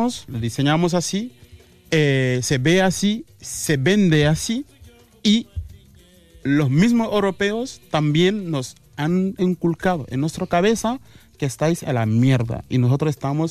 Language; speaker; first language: Spanish; non-native, fluent; Mandingo